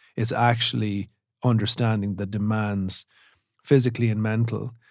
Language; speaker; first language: English; native; English